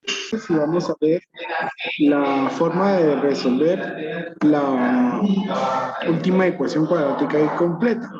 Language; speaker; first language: Spanish; native; Spanish